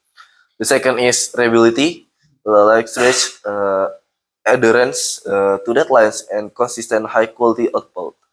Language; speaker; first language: English; non-native, learner; Indonesian